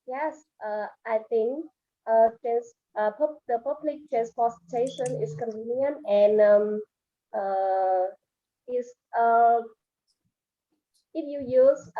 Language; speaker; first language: English; non-native, learner; Vietnamese